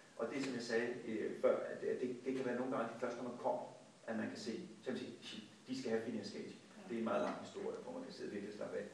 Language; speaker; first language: Danish; native; Danish